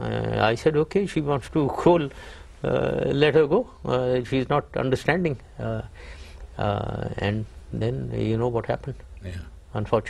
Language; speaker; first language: English; non-native, local second language; Urdu